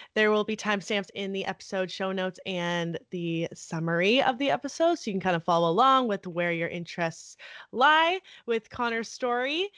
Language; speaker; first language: English; native; English